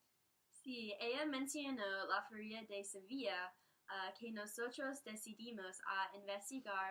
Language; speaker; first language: Spanish; non-native, learner; English